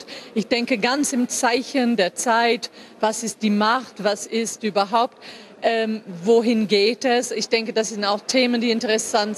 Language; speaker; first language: German; non-native, fluent; English